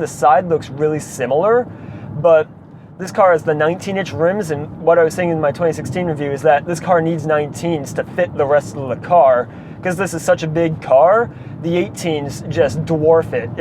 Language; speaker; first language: English; native; English